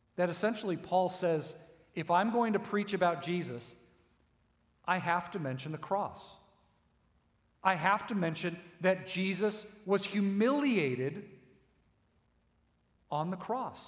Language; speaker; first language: English; native; English